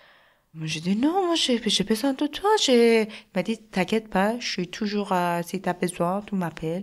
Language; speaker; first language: French; non-native, learner; Persian